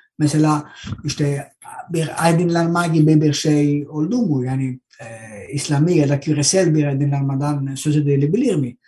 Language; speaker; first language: Turkish; non-native, learner; Greek